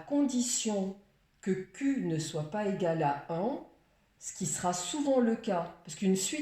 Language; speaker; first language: French; native; French